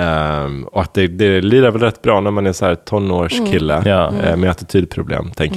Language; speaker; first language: Swedish; native; Swedish